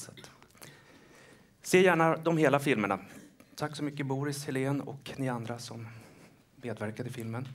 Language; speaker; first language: Swedish; native; Swedish